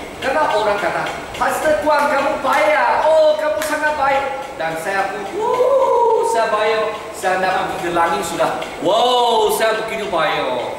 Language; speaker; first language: Malay; non-native, local second language; Chinese